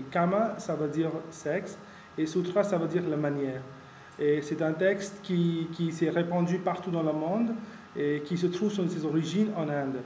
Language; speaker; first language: French; non-native, fluent; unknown